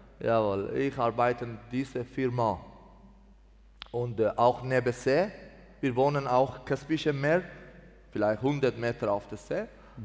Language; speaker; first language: German; non-native, learner; Persian